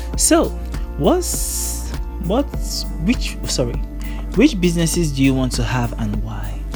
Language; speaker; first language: English; non-native, local second language; Yoruba